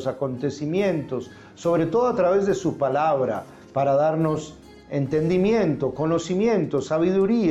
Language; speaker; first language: Spanish; native; Spanish